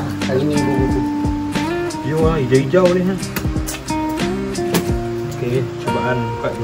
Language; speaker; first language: Malay; native; Malay